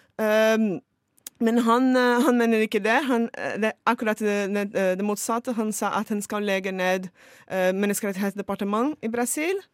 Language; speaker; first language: Norwegian; non-native, fluent; Portuguese